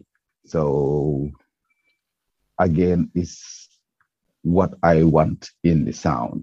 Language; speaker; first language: English; non-native, local second language; Mandingo